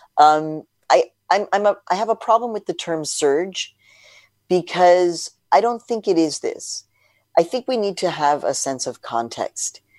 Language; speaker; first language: English; early bilingual, other home language; Spanish